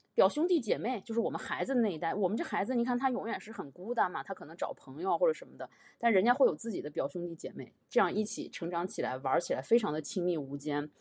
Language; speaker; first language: Chinese; native; Chinese